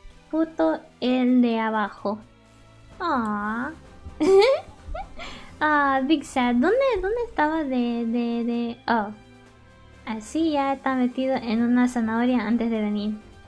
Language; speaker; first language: Spanish; early bilingual, heritage; Spanish